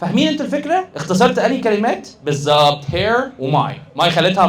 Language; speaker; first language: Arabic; native; Arabic